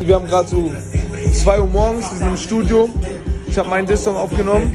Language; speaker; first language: German; native; German